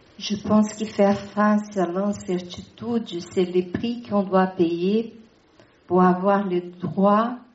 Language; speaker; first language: French; non-native, fluent; Portuguese